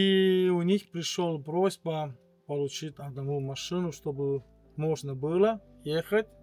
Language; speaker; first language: Russian; non-native, fluent; Estonian